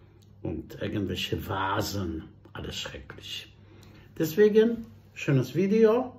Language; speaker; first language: German; non-native, fluent; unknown